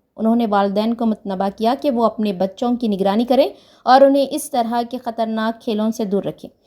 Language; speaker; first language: Urdu; native; Urdu